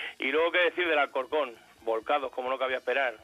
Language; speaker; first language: Spanish; native; Spanish